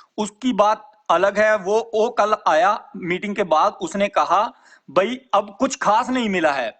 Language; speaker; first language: Hindi; non-native, local second language; Punjabi